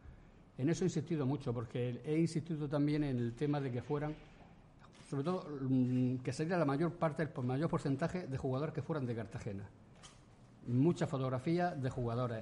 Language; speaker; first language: Spanish; native; Spanish